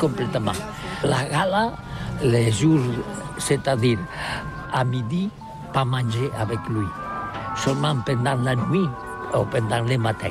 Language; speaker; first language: French; non-native, learner; Catalan